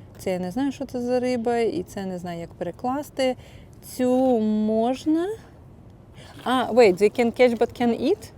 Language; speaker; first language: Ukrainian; non-native, local second language; Russian